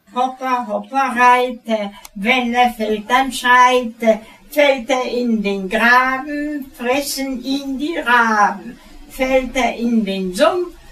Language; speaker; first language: Portuguese; non-native, fluent; German